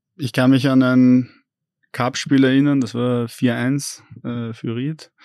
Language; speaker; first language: German; native; German